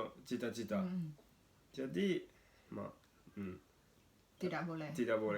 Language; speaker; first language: Indonesian; non-native, learner; Japanese